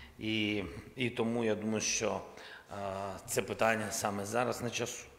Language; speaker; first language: Ukrainian; non-native, local second language; Russian